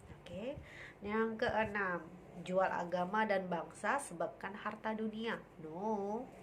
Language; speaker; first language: Indonesian; native; Indonesian